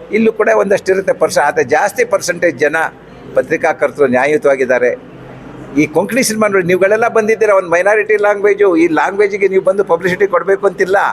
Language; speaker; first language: Kannada; non-native, local second language; Konkani